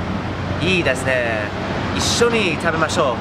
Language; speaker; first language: Japanese; non-native, learner; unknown